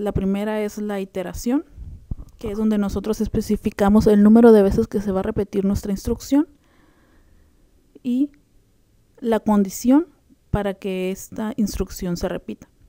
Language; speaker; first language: Spanish; native; Spanish